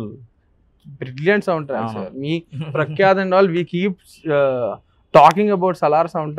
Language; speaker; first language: Telugu; native; Telugu